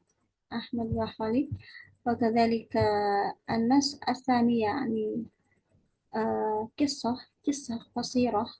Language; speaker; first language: Arabic; non-native, learner; Indonesian